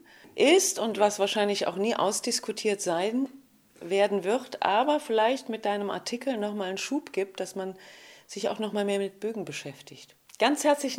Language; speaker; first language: German; native; German